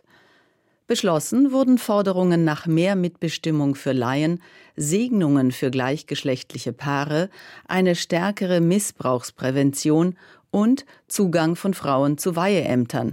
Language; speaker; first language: German; native; German